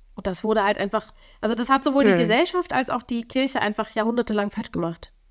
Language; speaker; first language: German; native; German